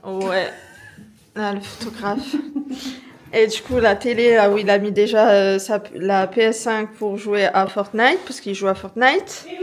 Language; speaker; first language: French; native; French